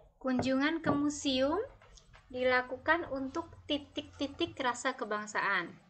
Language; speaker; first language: Indonesian; native; Indonesian